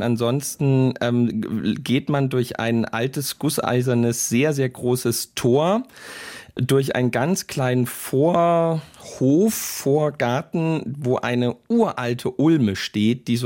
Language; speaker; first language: German; native; German